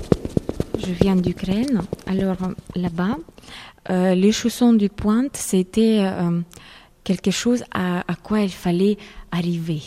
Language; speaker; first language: French; non-native, fluent; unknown